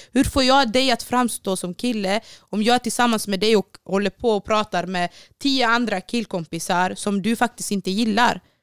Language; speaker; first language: Swedish; early bilingual, other home language; Baluchi